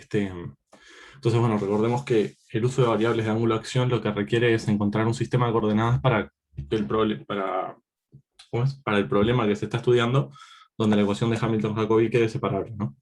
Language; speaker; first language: Spanish; native; Spanish